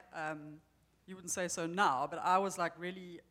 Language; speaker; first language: English; native; English